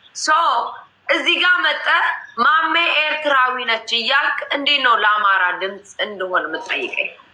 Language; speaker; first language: Amharic; native; Amharic